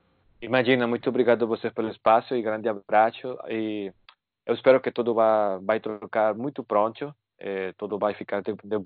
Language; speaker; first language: Portuguese; non-native, fluent; Spanish